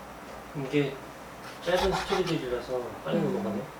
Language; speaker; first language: Korean; native; Korean